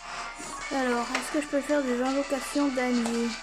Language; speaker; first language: French; native; French